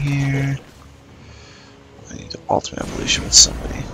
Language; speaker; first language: English; native; English